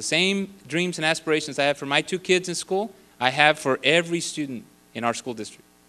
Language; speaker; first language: English; early bilingual, other home language; Spanish